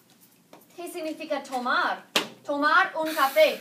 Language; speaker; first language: Spanish; non-native, fluent; English